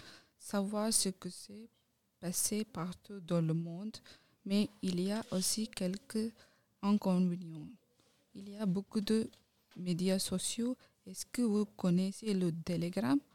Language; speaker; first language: French; non-native, learner; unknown